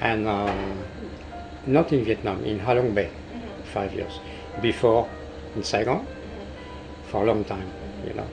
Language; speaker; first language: English; non-native, learner; French